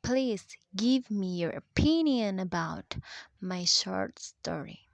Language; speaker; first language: English; non-native, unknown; Indonesian